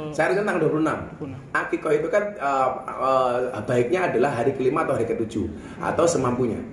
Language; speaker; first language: Indonesian; native; Indonesian